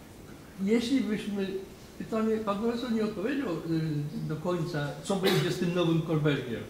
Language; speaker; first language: Polish; native; Polish